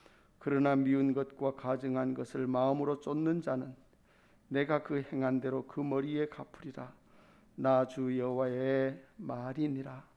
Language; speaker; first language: Korean; native; Korean